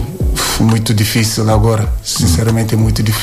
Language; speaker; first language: Portuguese; non-native, learner; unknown